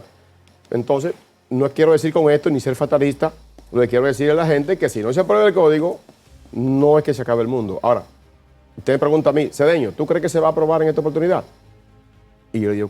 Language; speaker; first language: Spanish; native; Spanish